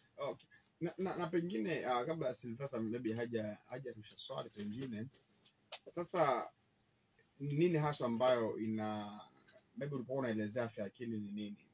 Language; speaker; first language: Swahili; non-native, local second language; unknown